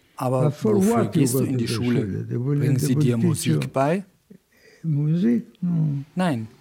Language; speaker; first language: German; non-native, fluent; Spanish